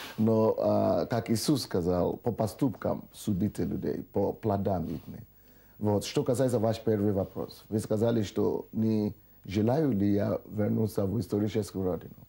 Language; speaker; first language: Russian; non-native, fluent; Yoruba